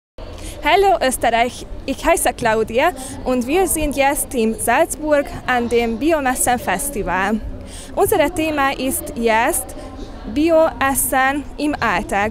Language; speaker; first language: German; non-native, learner; Hungarian